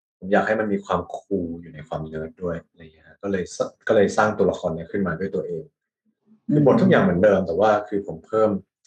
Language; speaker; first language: Thai; native; Thai